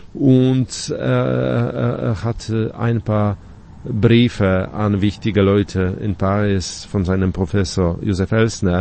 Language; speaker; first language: German; non-native, fluent; Polish